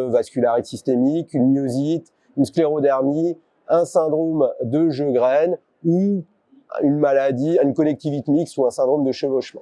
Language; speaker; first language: French; native; French